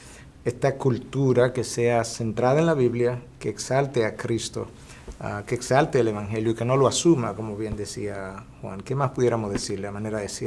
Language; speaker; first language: Spanish; native; Spanish